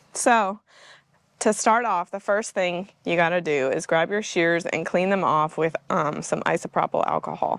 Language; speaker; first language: English; native; English